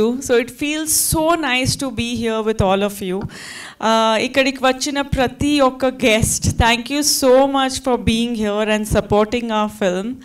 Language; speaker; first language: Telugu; non-native, fluent; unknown